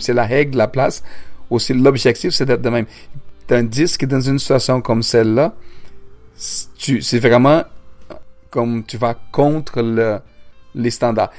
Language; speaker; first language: French; non-native, fluent; Portuguese